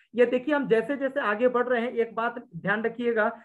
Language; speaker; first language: Hindi; native; Hindi